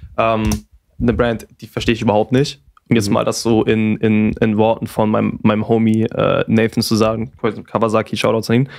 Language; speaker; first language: German; native; German